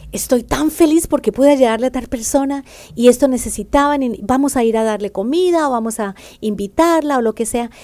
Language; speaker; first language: Spanish; native; Spanish